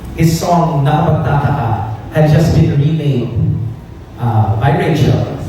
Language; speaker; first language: English; native; English